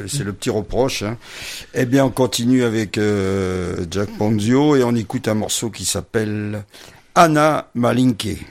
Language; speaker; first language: French; native; French